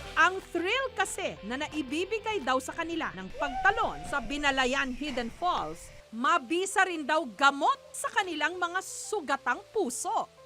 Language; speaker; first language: Filipino; native; Filipino